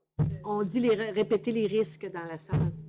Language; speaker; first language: French; native; French